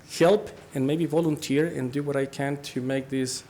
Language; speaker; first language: English; non-native, fluent; Spanish